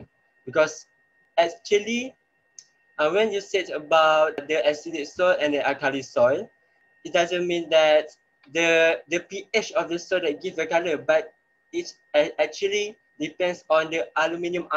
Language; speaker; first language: English; non-native, local second language; Malay